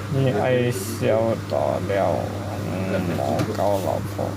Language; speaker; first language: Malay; non-native, local second language; Hakka Chinese